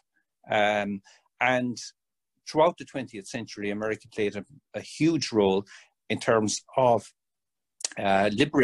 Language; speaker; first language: English; native; English